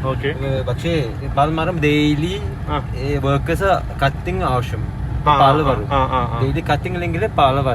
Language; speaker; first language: Malayalam; non-native, learner; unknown